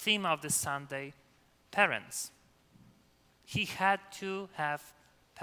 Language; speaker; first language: English; non-native, fluent; Polish